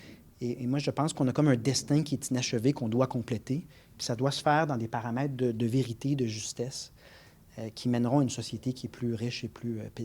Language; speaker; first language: French; native; French